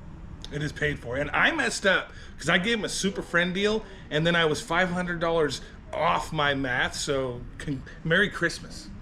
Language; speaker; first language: English; native; English